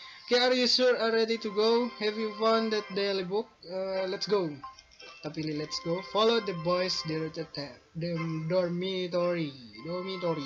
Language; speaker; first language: English; non-native, learner; Indonesian